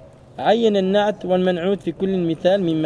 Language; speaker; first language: Arabic; non-native, fluent; French